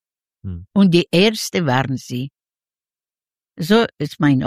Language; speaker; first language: German; non-native, learner; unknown